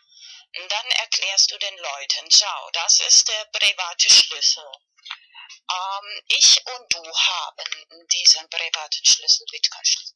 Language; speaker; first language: German; non-native, learner; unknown